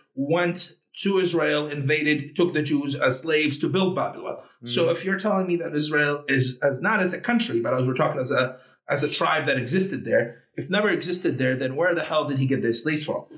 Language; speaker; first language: English; early bilingual, heritage; Arabic